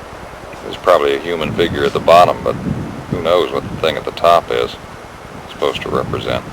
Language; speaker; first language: English; native; English